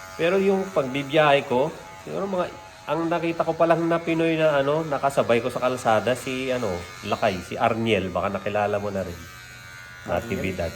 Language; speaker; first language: Filipino; non-native, local second language; Iloko